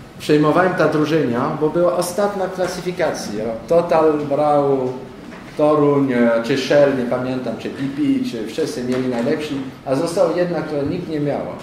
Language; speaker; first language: Polish; non-native, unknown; French